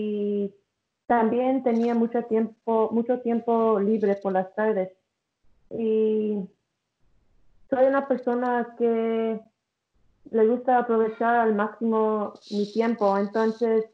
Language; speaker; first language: Spanish; early bilingual, heritage; English